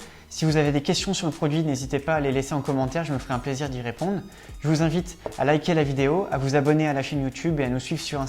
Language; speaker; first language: French; native; French